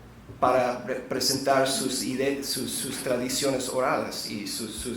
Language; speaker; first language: Spanish; non-native, fluent; English